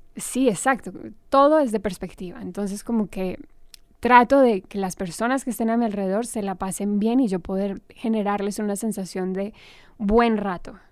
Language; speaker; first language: Spanish; native; Spanish